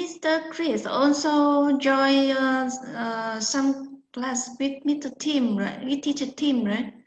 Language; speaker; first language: English; non-native, learner; Vietnamese